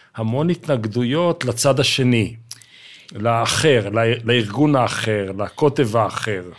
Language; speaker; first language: Hebrew; native; Hebrew